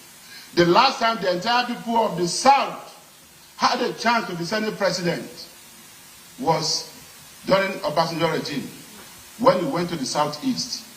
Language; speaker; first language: English; non-native, local second language; Yoruba